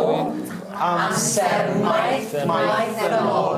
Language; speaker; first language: Welsh; non-native, learner; English